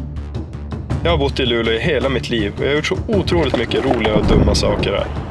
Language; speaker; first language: Swedish; native; Swedish